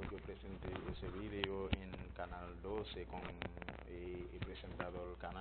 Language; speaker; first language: Spanish; non-native, learner; Haitian Creole